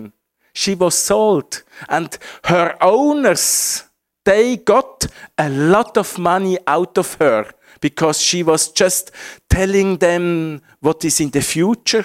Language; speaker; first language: English; non-native, fluent; Swiss German